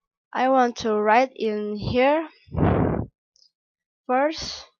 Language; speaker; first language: English; non-native, learner; Indonesian